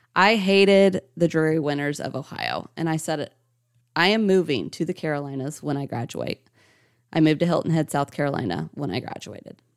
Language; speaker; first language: English; native; English